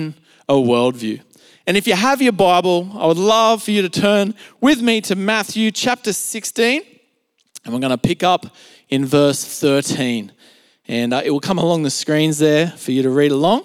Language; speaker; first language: English; native; English